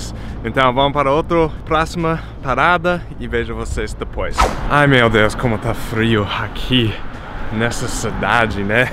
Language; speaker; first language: Portuguese; non-native, fluent; English